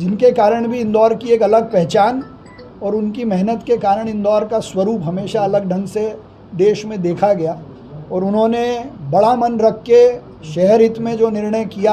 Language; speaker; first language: Hindi; native; Hindi